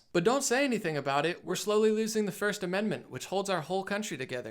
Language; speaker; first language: English; native; English